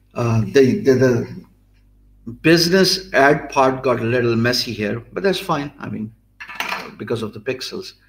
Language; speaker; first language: English; non-native, local second language; Urdu